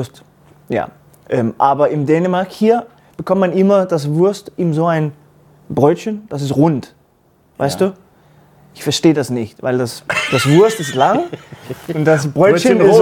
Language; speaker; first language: German; non-native, learner; Danish